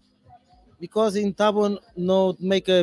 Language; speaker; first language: English; non-native, learner; Portuguese